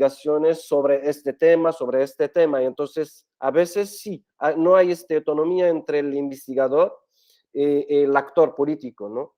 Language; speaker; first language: Spanish; non-native, fluent; Arabic